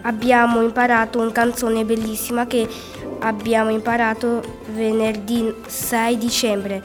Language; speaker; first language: Italian; early bilingual, other home language; Chinese